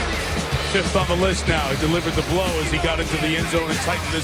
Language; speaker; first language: English; native; English